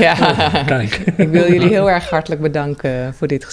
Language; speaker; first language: Dutch; native; Dutch